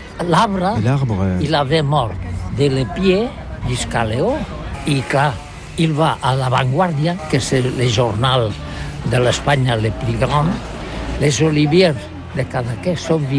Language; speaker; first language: French; non-native, learner; Catalan